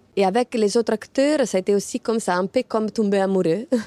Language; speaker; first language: French; non-native, fluent; Italian